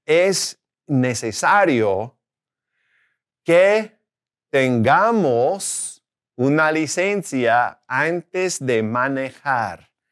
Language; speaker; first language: Spanish; non-native, fluent; English